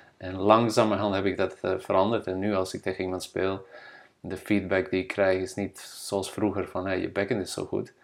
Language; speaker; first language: Dutch; non-native, fluent; Bosnian